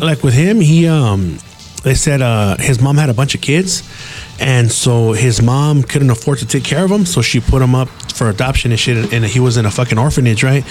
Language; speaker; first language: English; early bilingual, other home language; Spanish